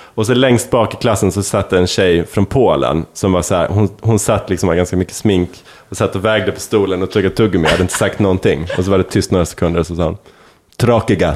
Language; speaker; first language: Swedish; native; Swedish